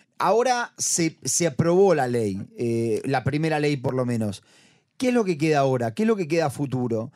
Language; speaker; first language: Spanish; native; Spanish